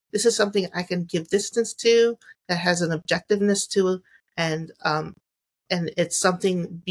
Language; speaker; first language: English; native; English